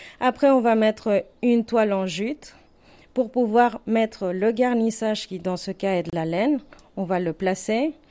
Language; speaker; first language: French; non-native, fluent; Spanish